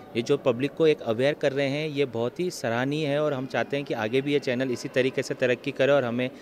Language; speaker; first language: Hindi; native; Hindi